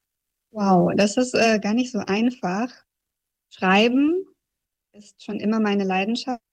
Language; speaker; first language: German; early bilingual, other home language; Russian